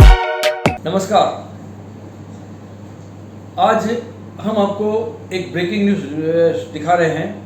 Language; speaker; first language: Hindi; non-native, local second language; Sindhi